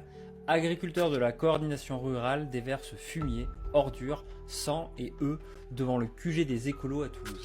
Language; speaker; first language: French; native; French